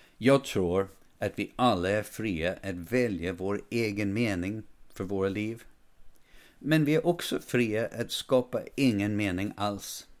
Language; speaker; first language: Swedish; non-native, fluent; English